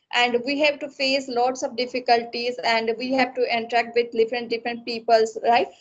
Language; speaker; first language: English; non-native, local second language; Assamese